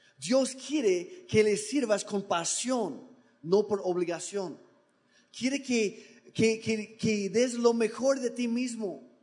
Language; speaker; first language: Spanish; non-native, fluent; English